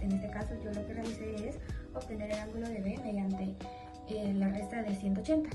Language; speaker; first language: Spanish; native; Spanish